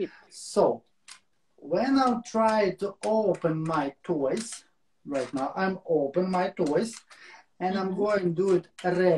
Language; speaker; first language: English; non-native, learner; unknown